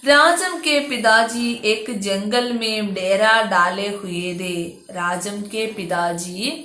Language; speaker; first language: Hindi; non-native, local second language; Malayalam